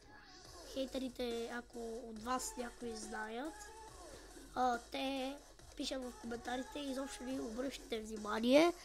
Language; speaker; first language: Bulgarian; non-native, local second language; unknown